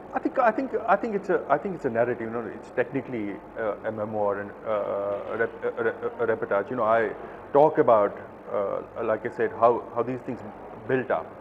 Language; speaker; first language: English; non-native, local second language; Kashmiri